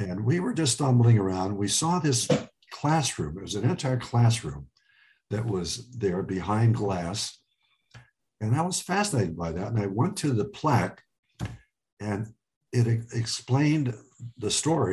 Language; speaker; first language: English; early bilingual, other home language; Arabic